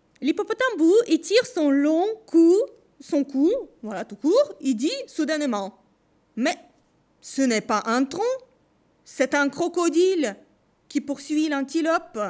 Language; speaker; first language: French; non-native, fluent; Russian